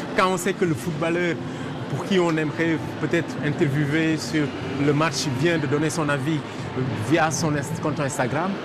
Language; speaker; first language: French; non-native, local second language; Wolof